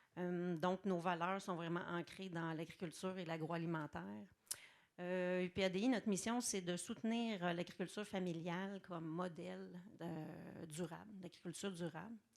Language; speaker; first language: French; native; French